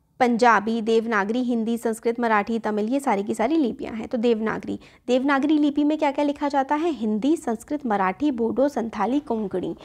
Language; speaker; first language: Hindi; native; Hindi